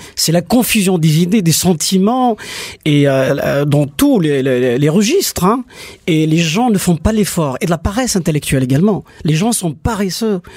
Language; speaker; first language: French; non-native, local second language; Kabyle